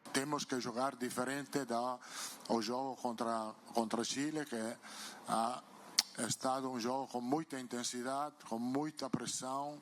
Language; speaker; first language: Portuguese; non-native, learner; Italian